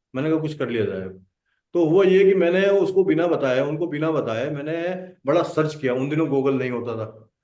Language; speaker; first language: Hindi; native; Hindi